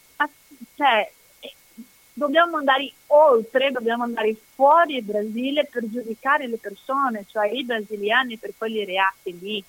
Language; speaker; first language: Italian; non-native, fluent; Portuguese